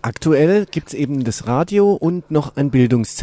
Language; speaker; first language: German; native; German